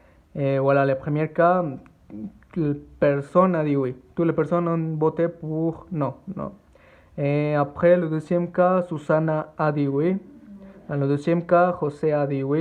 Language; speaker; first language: French; non-native, learner; Spanish